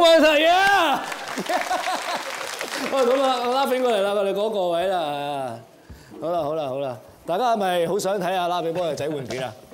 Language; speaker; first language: Cantonese; native; Cantonese